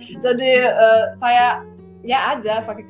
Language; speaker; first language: Indonesian; non-native, fluent; German